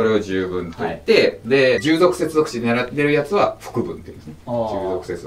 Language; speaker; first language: Japanese; native; Japanese